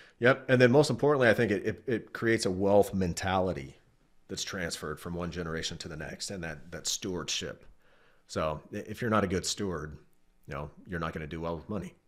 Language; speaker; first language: English; native; English